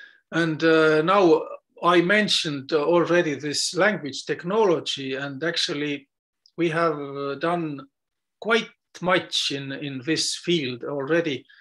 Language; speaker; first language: English; non-native, fluent; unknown